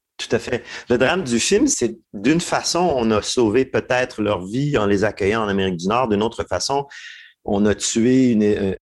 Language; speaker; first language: French; native; French